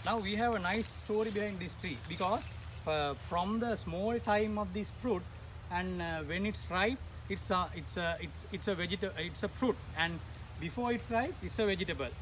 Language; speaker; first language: English; non-native, local second language; Sinhala